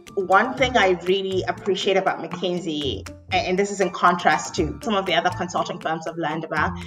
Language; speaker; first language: English; non-native, local second language; Akan